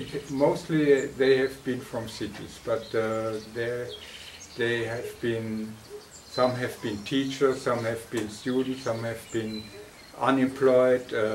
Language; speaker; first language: English; non-native, fluent; German